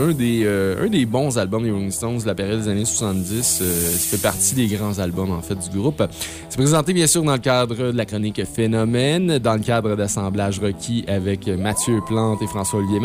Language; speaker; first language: French; native; French